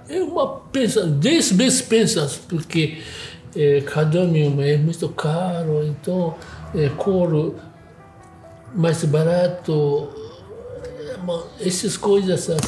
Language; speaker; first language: Portuguese; non-native, learner; Japanese